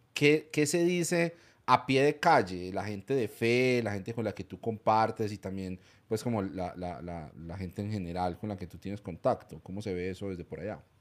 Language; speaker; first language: Spanish; native; Spanish